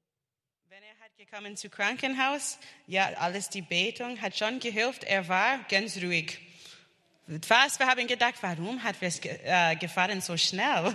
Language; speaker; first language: German; non-native, learner; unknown